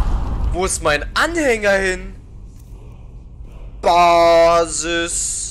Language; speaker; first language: German; native; German